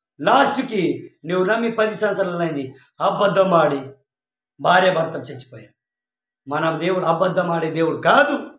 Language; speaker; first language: Telugu; non-native, local second language; Koya